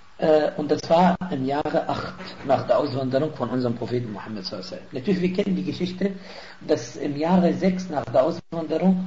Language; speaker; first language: German; non-native, fluent; Arabic